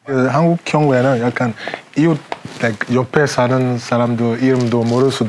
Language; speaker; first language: Korean; non-native, fluent; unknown